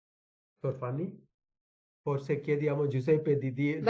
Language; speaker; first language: Italian; non-native, fluent; Tamil